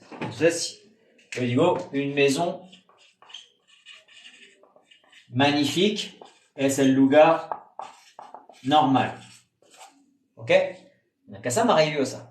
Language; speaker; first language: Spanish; non-native, fluent; French